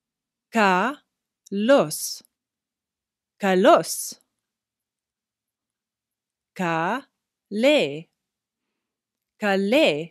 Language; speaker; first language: Greek; non-native, fluent; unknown